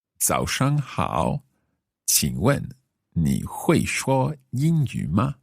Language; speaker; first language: Chinese; non-native, learner; English